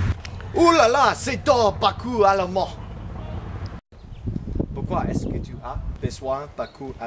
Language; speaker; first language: French; non-native, learner; English